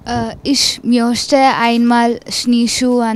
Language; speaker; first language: German; non-native, learner; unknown